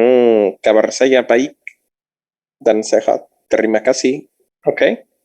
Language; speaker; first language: Indonesian; non-native, learner; English